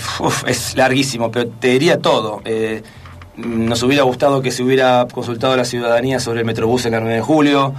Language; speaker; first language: Spanish; native; Spanish